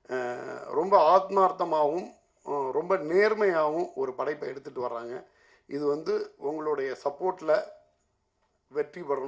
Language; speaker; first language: Tamil; native; Tamil